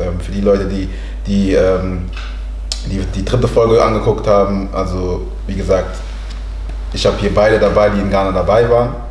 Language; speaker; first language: German; early bilingual, other home language; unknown